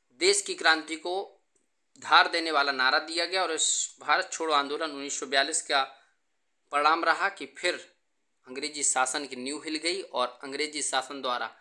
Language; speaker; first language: Hindi; native; Hindi